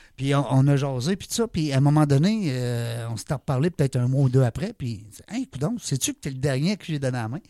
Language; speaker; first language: French; native; French